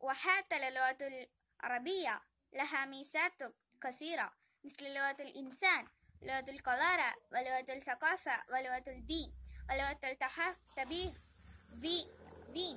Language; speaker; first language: Arabic; non-native, learner; Malayalam